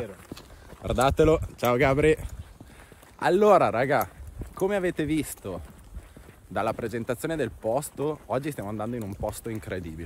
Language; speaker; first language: Italian; native; Italian